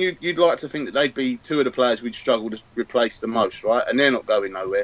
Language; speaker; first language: English; native; English